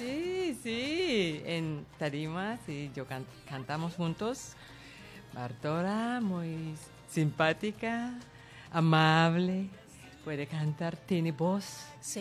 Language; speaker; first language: Spanish; non-native, learner; Japanese